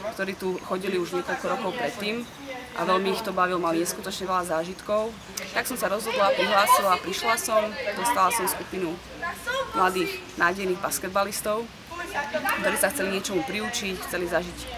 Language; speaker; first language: Slovak; non-native, fluent; Dutch